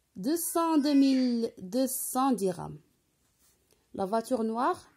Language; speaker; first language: French; non-native, local second language; Arabic